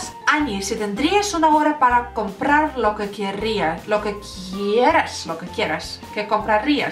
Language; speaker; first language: Spanish; non-native, learner; Russian